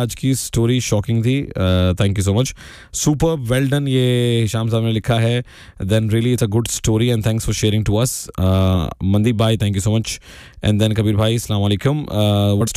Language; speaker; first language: Hindi; native; Hindi